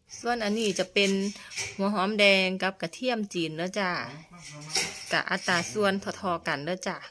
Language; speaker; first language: Thai; non-native, local second language; Northeastern Thai